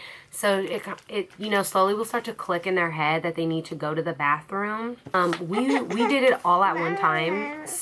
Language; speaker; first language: English; native; English